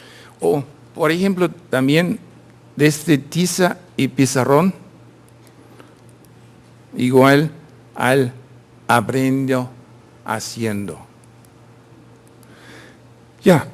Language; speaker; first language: Spanish; non-native, fluent; German